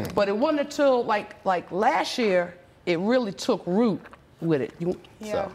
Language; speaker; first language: English; native; English